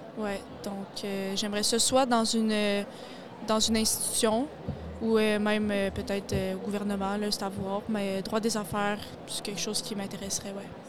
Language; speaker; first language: French; native; French